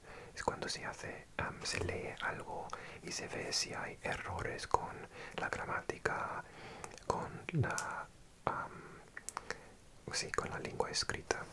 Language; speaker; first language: Spanish; non-native, fluent; English